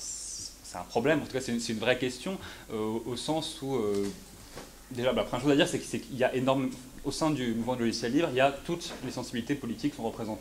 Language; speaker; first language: French; native; French